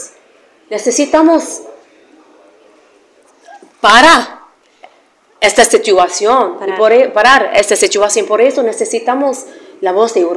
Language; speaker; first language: Spanish; non-native, fluent; Arabic